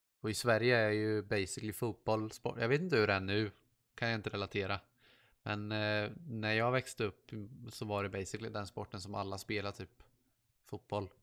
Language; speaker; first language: Swedish; native; Swedish